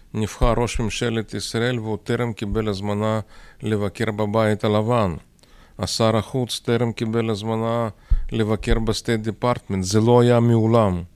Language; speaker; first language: Hebrew; non-native, fluent; Russian